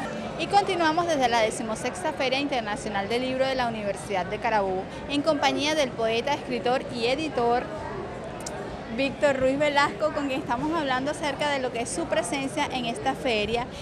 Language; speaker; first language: Spanish; native; Spanish